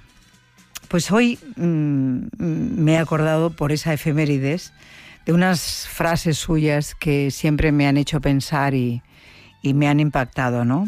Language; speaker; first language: Spanish; native; Spanish